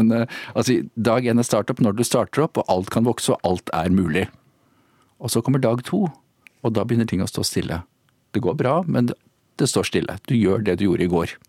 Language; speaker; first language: Norwegian; native; Norwegian